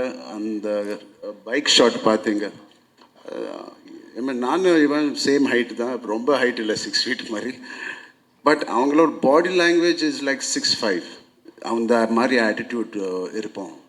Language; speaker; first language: Tamil; non-native, local second language; Telugu